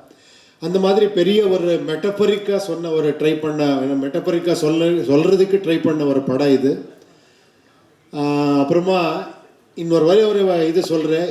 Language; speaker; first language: Tamil; non-native, fluent; Kannada